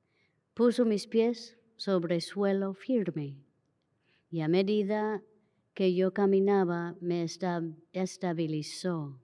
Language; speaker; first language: Spanish; native; Spanish